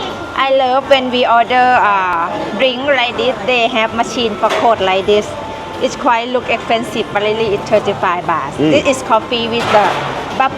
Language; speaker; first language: English; non-native, learner; Thai